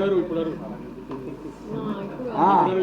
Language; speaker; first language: Telugu; native; Telugu